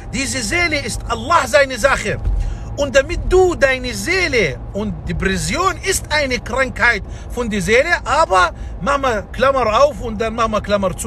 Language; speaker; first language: German; non-native, fluent; Arabic